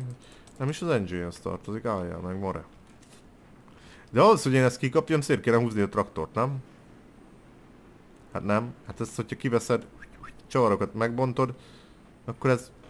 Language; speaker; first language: Hungarian; native; Hungarian